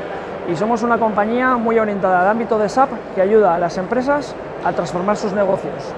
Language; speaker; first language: Spanish; native; Spanish